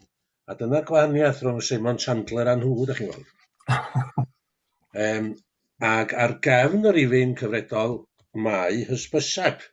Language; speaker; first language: Welsh; native; Welsh